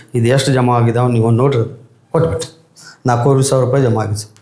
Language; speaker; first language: Kannada; non-native, local second language; Marathi